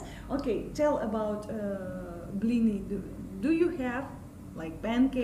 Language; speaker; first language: English; non-native, fluent; Russian